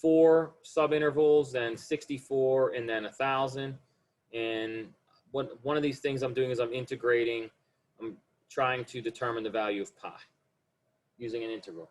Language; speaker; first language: English; native; English